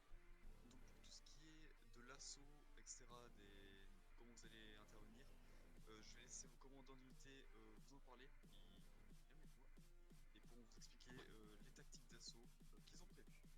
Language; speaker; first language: French; native; French